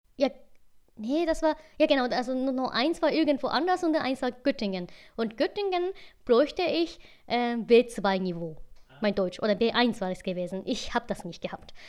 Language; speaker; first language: German; non-native, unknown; Japanese